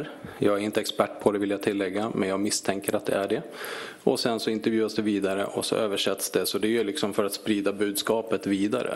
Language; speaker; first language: Swedish; native; Swedish